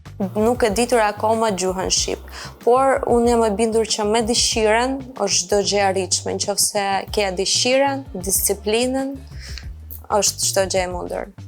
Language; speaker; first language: Albanian; non-native, fluent; Ukrainian